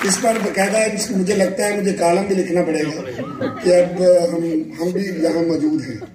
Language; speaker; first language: Urdu; native; Urdu